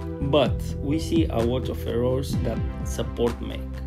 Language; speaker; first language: English; non-native, learner; Spanish